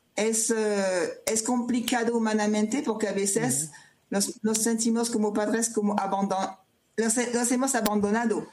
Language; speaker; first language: Spanish; non-native, fluent; French